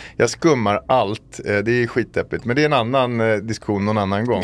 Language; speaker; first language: Swedish; native; Swedish